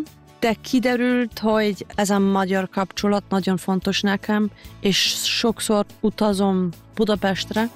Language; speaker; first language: Hungarian; non-native, fluent; German